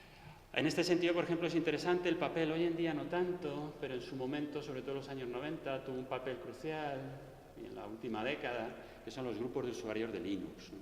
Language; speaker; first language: Spanish; native; Spanish